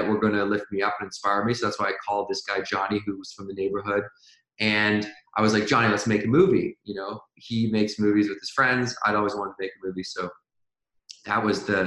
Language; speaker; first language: English; native; English